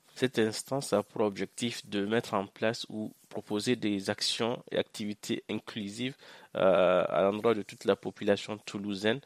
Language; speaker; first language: French; non-native, local second language; Hausa